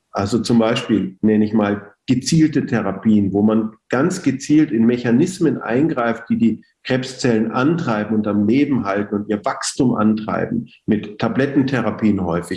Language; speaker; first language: German; native; German